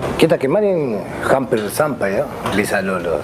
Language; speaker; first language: Indonesian; non-native, fluent; Spanish